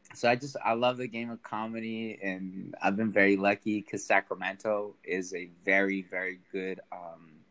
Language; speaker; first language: English; early bilingual, other home language; Spanish